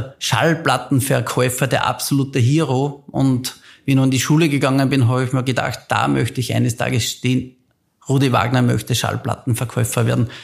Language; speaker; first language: German; native; German